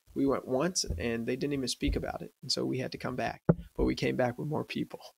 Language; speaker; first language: English; native; English